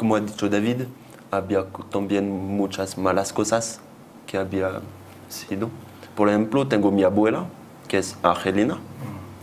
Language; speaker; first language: Spanish; non-native, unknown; French